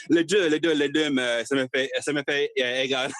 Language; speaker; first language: French; non-native, learner; English